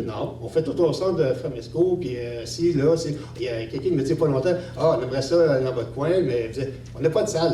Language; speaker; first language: French; native; French